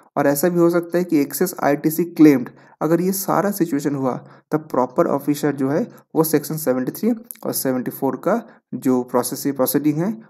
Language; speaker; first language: Hindi; non-native, local second language; Bangla